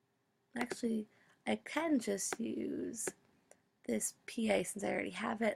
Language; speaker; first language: English; native; English